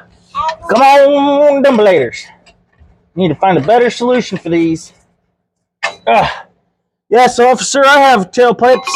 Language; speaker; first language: English; native; English